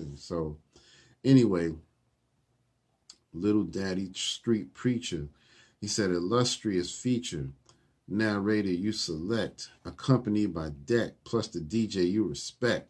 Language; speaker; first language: English; native; English